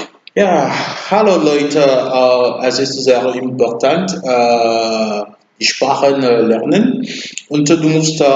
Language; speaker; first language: German; non-native, learner; French